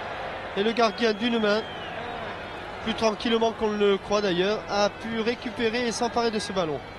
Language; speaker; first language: French; native; French